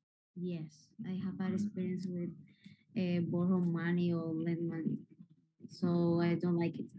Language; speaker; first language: English; non-native, learner; Spanish